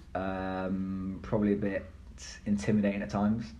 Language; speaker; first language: English; native; English